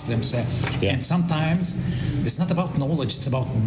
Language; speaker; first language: English; non-native, learner; Arabic